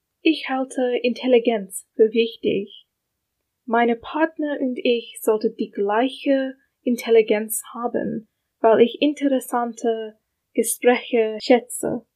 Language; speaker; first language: German; non-native, learner; English